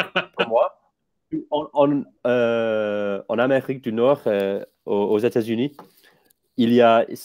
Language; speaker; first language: French; non-native, fluent; English